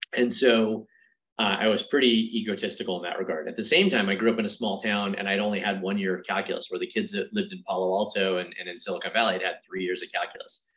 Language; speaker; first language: English; native; English